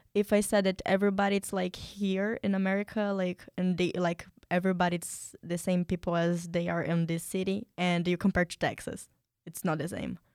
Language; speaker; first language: English; non-native, fluent; Portuguese